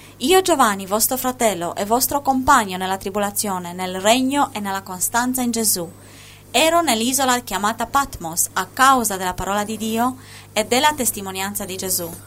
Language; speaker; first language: Italian; non-native, fluent; Spanish